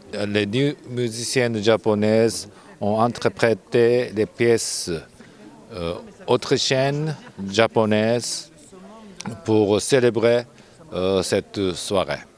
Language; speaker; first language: French; non-native, fluent; Japanese